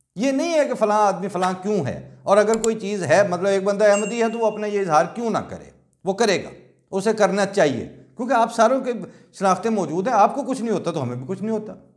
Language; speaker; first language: Urdu; non-native, local second language; Punjabi